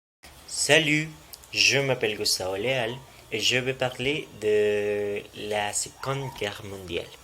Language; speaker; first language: French; non-native, learner; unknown